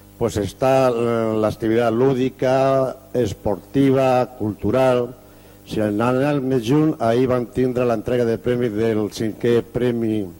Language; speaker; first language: Catalan; non-native, local second language; Spanish